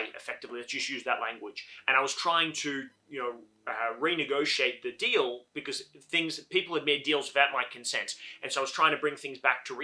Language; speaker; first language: English; native; English